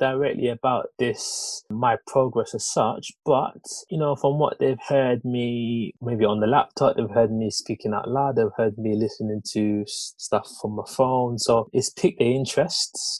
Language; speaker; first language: English; early bilingual, other home language; Lingala